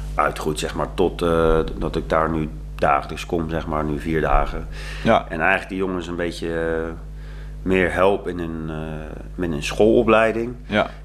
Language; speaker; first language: Dutch; native; Dutch